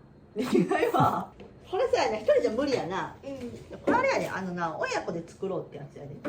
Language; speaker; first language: Japanese; native; Japanese